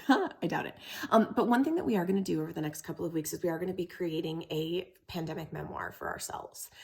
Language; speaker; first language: English; native; English